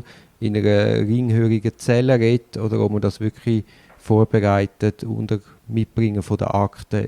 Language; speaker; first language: German; native; German